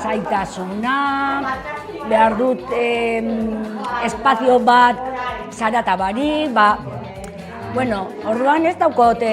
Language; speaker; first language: Basque; non-native, local second language; Spanish